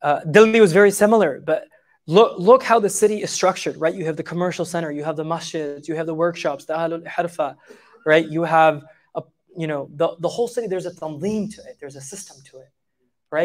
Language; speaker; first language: English; native; English